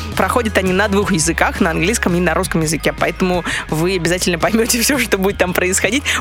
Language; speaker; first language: Russian; non-native, fluent; English